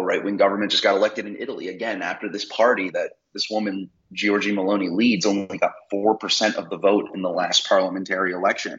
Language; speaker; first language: English; native; English